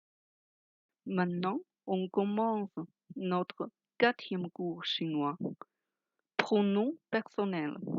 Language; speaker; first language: French; non-native, fluent; Chinese